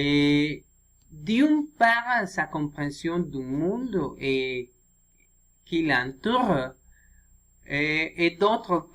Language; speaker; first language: French; non-native, learner; Spanish